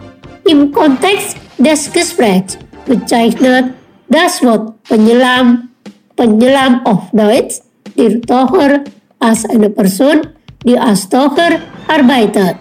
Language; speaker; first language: German; non-native, fluent; Indonesian